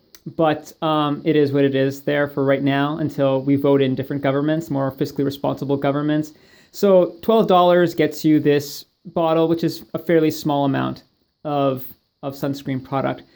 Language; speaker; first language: English; native; English